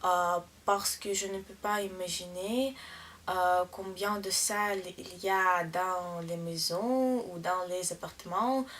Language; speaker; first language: French; non-native, learner; Russian